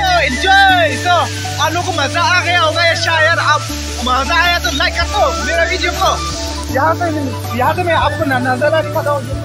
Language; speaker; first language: Hindi; non-native, local second language; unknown